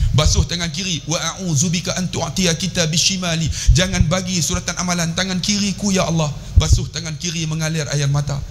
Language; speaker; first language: Malay; native; Malay